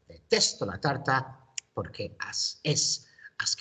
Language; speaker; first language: Spanish; non-native, learner; English